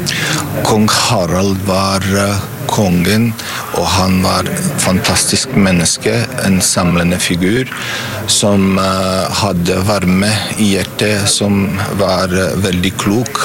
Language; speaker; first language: Norwegian; non-native, fluent; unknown